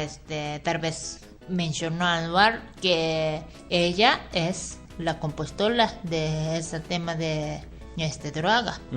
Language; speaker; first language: Spanish; non-native, fluent; Japanese